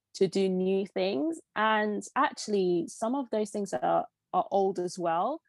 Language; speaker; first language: English; early bilingual, other home language; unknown